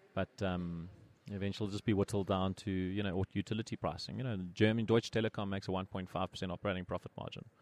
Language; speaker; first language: English; native; English